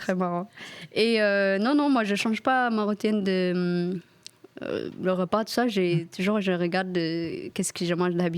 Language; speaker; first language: French; non-native, fluent; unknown